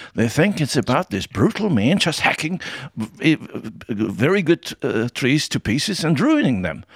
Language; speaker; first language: English; non-native, fluent; German